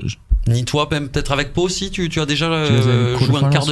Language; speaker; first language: French; native; French